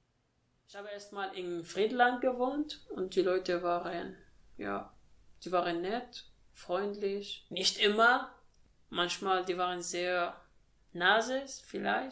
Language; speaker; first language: German; non-native, learner; Arabic